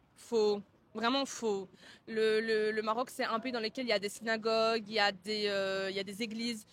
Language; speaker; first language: French; early bilingual, other home language; Arabic